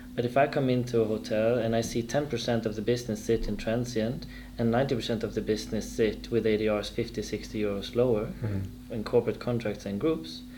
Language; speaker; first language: English; non-native, fluent; Swedish